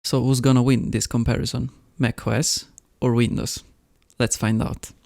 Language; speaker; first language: English; non-native, fluent; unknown